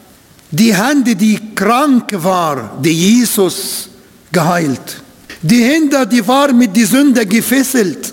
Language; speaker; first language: German; non-native, fluent; Arabic